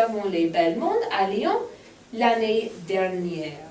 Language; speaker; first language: French; non-native, fluent; English